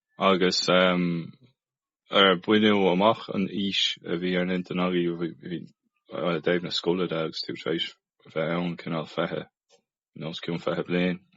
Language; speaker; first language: Irish; non-native, local second language; English